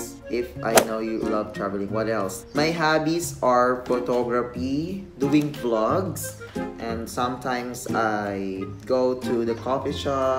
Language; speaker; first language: English; non-native, local second language; Filipino